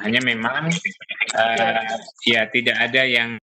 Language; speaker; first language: Indonesian; native; Indonesian